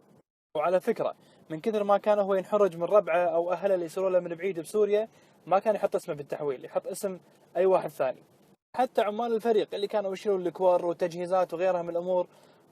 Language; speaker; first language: Arabic; native; Arabic